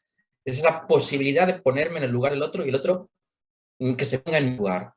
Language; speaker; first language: Spanish; native; Spanish